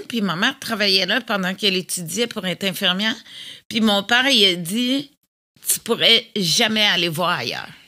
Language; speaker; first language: French; native; French